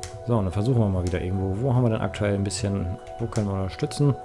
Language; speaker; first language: German; native; German